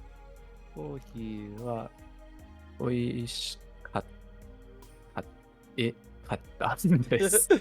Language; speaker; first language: Japanese; non-native, learner; English